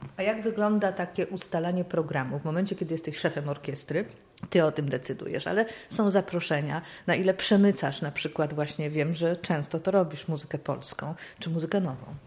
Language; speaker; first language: Polish; native; Polish